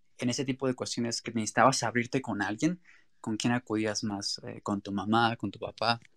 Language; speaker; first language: Spanish; native; Spanish